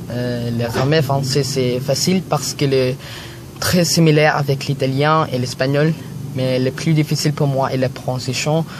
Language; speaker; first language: French; non-native, learner; Filipino